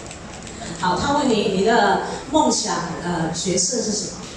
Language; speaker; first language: Chinese; early bilingual, heritage; Chinese